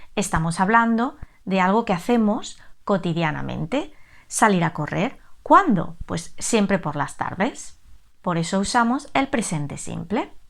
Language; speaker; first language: Spanish; native; Spanish